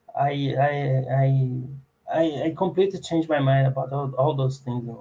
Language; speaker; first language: English; non-native, learner; Portuguese